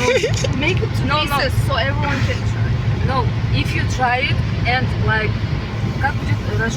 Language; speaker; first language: English; non-native, learner; Russian